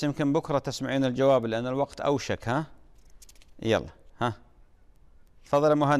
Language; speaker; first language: Arabic; native; Arabic